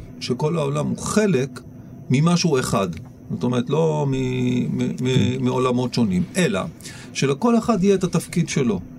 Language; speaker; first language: Hebrew; native; Hebrew